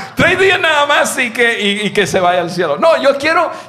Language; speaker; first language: Spanish; non-native, fluent; English